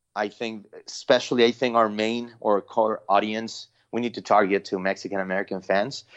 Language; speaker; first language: English; non-native, fluent; Spanish